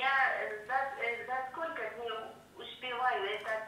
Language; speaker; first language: Russian; non-native, learner; Uzbek